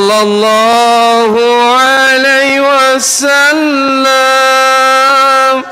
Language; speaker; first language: Indonesian; native; Indonesian